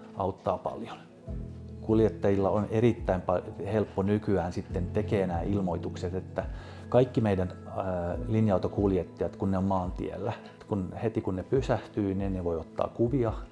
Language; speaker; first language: Finnish; non-native, local second language; Swedish